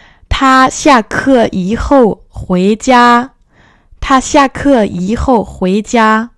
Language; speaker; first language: Chinese; non-native, fluent; French